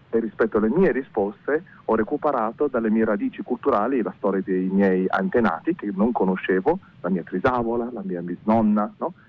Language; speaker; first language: Italian; non-native, fluent; Chinese